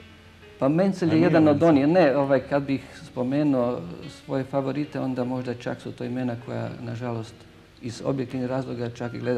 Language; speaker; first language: Croatian; native; Croatian